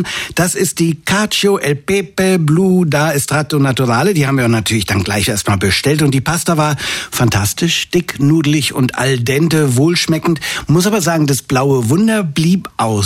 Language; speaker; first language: German; native; German